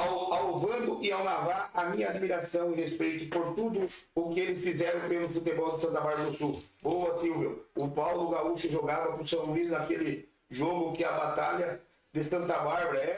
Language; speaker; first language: Portuguese; native; Portuguese